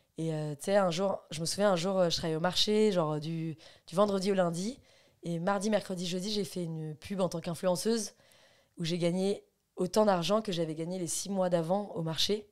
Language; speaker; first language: French; native; French